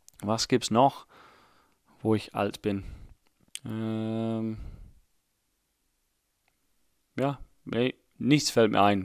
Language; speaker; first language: German; non-native, fluent; English